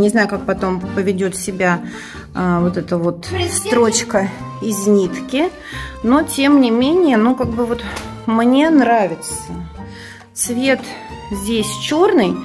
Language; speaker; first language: Russian; native; Russian